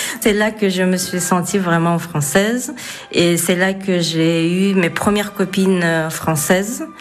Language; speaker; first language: French; non-native, fluent; Kyrgyz